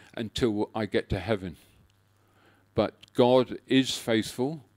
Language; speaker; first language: English; native; English